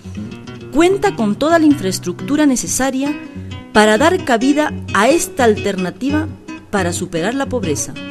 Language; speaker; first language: Spanish; native; Spanish